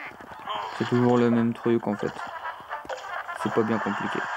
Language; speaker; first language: French; native; French